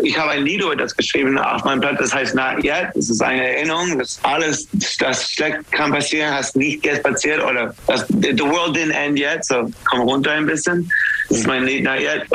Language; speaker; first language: German; non-native, fluent; English